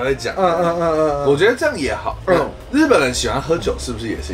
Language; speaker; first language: Chinese; native; Chinese